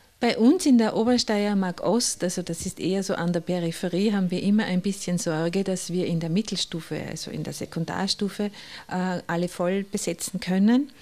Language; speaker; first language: German; native; German